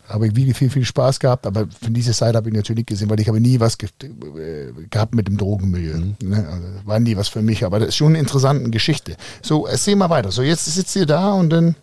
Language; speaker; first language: German; non-native, fluent; Danish